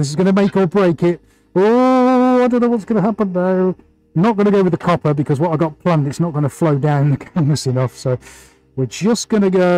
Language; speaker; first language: English; native; English